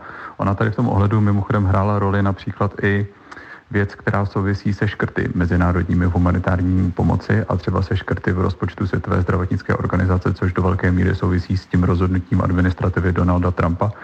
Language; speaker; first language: Czech; native; Czech